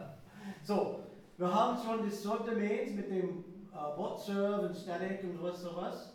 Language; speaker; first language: German; non-native, fluent; English